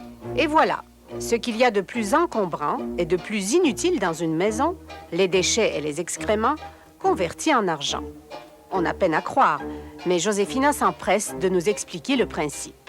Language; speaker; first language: French; native; French